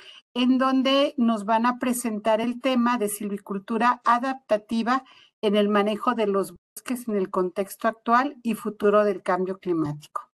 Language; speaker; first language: Spanish; native; Spanish